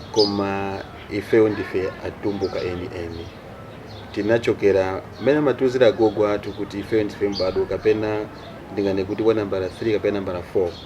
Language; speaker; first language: Nyanja; non-native, local second language; Tumbuka